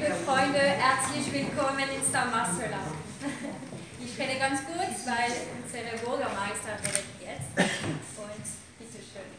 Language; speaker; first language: German; non-native, learner; French